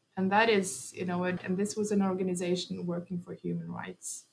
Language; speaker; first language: English; early bilingual, heritage; Norwegian